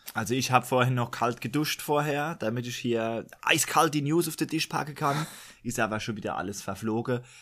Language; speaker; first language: German; native; German